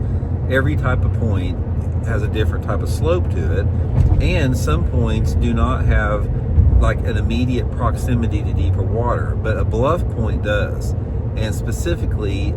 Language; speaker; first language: English; native; English